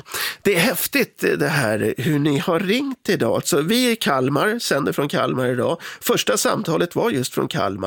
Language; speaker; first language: Swedish; native; Swedish